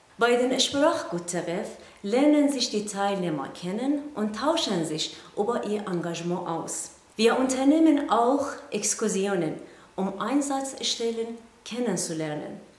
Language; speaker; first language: German; non-native, fluent; Persian